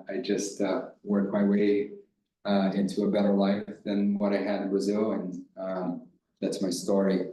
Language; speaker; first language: English; non-native, fluent; Portuguese